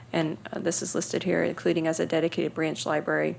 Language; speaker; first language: English; native; English